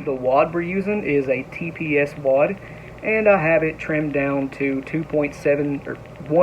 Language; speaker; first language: English; native; English